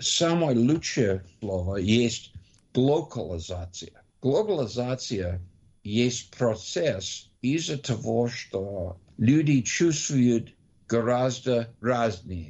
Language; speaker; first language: Russian; non-native, learner; English